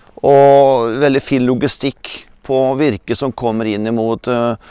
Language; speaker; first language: Swedish; non-native, fluent; Norwegian